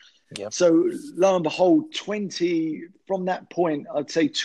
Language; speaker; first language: English; native; English